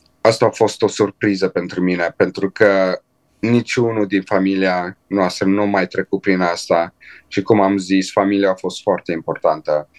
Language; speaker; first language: Romanian; early bilingual, heritage; Romanian